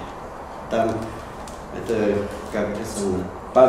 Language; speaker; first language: Russian; non-native, learner; Vietnamese